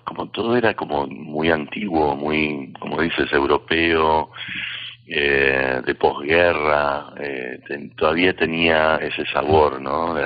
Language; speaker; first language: Spanish; early bilingual, heritage; Spanish